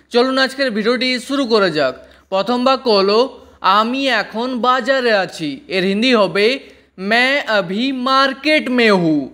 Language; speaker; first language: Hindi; non-native, fluent; Bangla